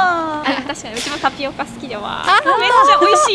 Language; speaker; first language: Japanese; native; Japanese